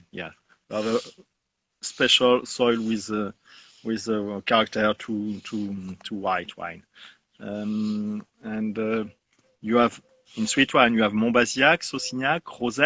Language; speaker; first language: English; non-native, learner; French